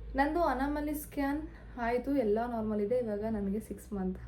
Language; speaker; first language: Kannada; native; Kannada